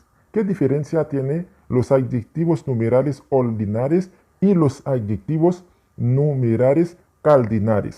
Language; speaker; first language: Spanish; non-native, fluent; Haitian Creole